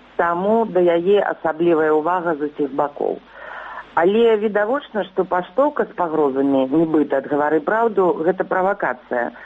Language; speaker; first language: Belarusian; non-native, local second language; Russian